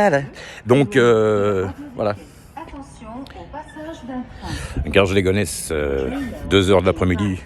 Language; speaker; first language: French; native; French